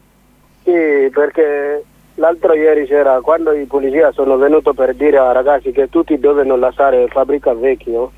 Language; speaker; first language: Italian; non-native, learner; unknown